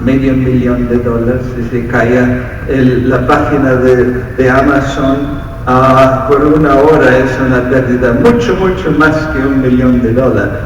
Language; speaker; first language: Spanish; non-native, fluent; English